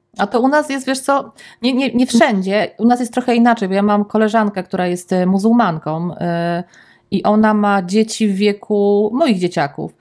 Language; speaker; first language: Polish; native; Polish